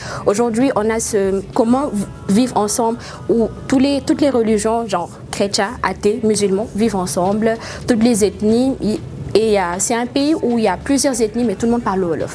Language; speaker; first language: French; non-native, local second language; Wolof